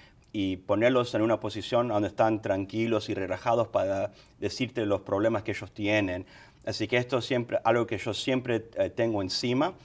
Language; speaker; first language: Spanish; early bilingual, other home language; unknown